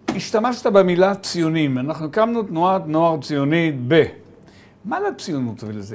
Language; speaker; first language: Hebrew; native; Hebrew